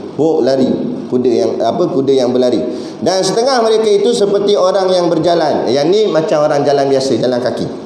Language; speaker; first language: Malay; native; Malay